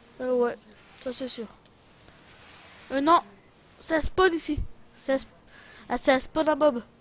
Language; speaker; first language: French; native; French